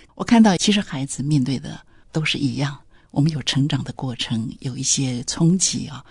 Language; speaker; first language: Chinese; native; Chinese